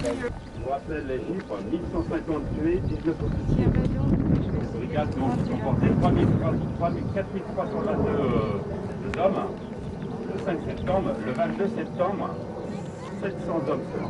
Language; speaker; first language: French; native; French